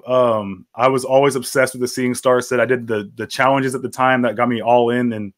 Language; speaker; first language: English; native; English